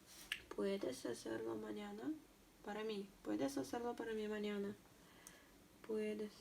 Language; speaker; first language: Spanish; non-native, learner; Russian